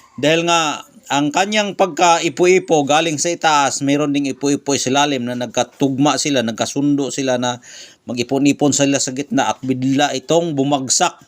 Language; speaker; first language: Filipino; non-native, local second language; Cebuano